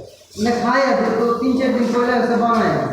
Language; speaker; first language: Hindi; non-native, learner; Bangla